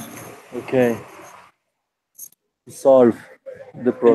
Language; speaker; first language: English; non-native, learner; Spanish